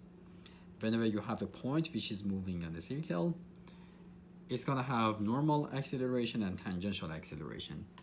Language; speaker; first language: English; non-native, fluent; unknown